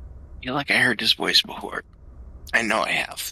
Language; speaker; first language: English; native; English